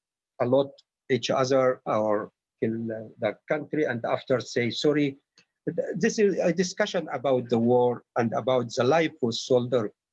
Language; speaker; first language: English; non-native, learner; Arabic